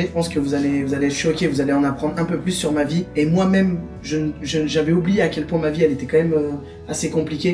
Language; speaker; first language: French; native; French